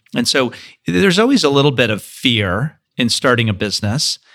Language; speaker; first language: English; native; English